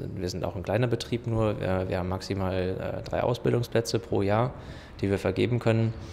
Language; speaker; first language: German; native; German